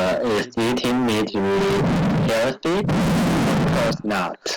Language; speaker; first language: English; non-native, learner; Chinese